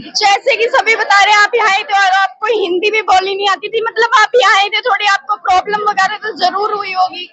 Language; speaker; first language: Hindi; native; Hindi